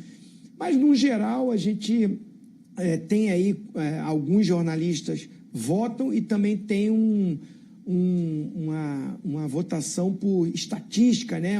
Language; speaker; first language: Portuguese; native; Portuguese